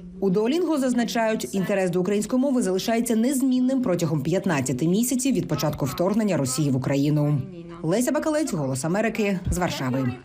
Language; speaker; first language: Ukrainian; native; Ukrainian